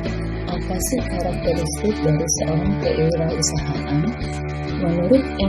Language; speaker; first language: Indonesian; native; Indonesian